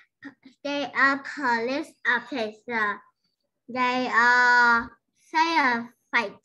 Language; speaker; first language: English; non-native, learner; Vietnamese